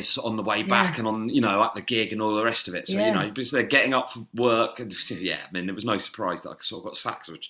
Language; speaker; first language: English; native; English